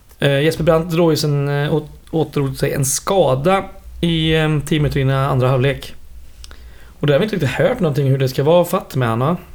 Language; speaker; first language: Swedish; native; Swedish